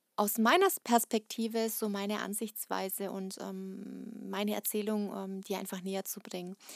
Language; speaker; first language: German; early bilingual, other home language; Russian